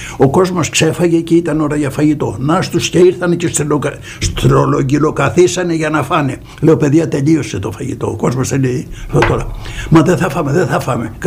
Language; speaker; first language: Greek; native; Greek